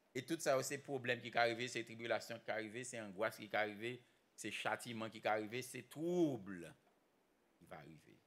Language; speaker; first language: French; non-native, local second language; Haitian Creole